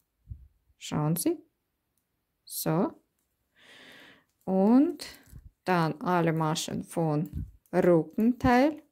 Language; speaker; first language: German; non-native, learner; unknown